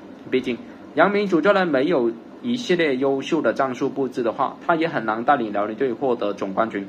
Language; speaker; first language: Chinese; native; Chinese